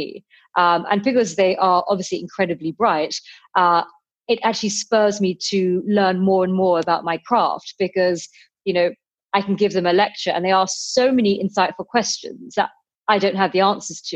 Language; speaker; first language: English; native; English